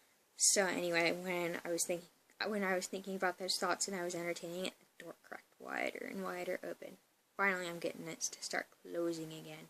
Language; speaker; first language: English; native; English